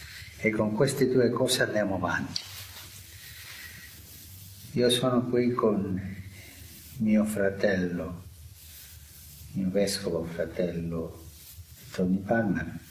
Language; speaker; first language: Italian; non-native, fluent; Spanish